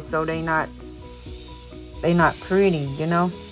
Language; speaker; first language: English; non-native, fluent; Vietnamese